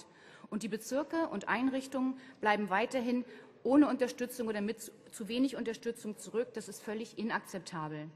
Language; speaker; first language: German; native; German